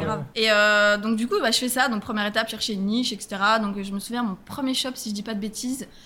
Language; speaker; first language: French; native; French